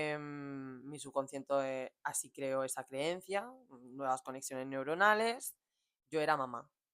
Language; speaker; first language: Spanish; early bilingual, other home language; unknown